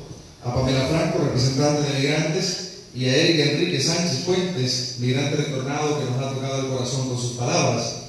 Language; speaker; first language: Spanish; native; Spanish